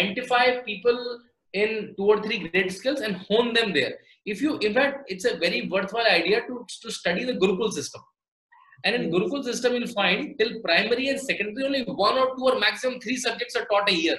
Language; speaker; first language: English; non-native, local second language; Hindi